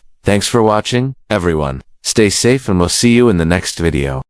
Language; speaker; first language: English; native; English